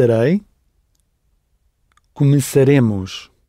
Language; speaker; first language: Portuguese; non-native, learner; English